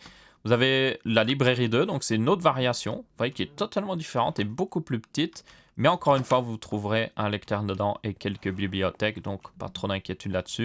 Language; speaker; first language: French; native; French